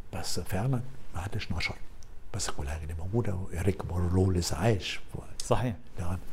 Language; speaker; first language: Arabic; non-native, fluent; German